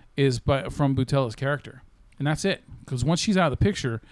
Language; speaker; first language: English; native; English